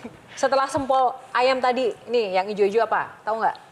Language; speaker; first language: Indonesian; native; Indonesian